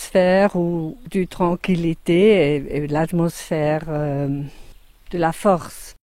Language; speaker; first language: French; non-native, fluent; German